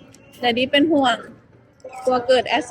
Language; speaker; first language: Thai; native; Thai